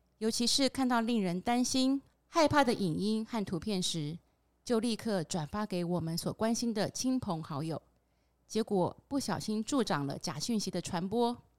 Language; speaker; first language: Chinese; non-native, fluent; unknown